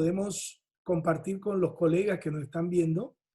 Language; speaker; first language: Spanish; native; Spanish